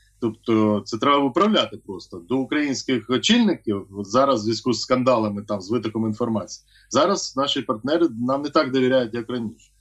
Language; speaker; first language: Ukrainian; native; Ukrainian